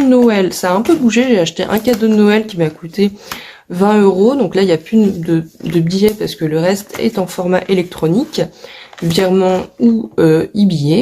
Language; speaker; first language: French; native; French